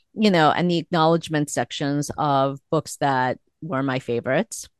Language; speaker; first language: English; early bilingual, other home language; Korean